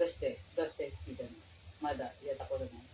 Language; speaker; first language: Japanese; non-native, learner; Filipino